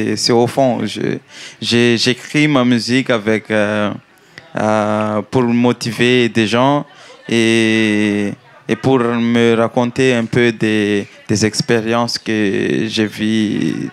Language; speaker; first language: French; non-native, learner; Malagasy